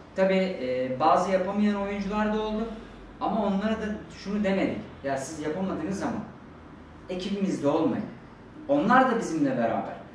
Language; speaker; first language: Turkish; native; Turkish